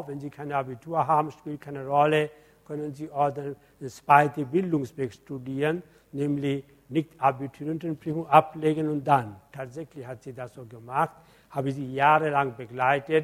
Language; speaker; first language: German; non-native, fluent; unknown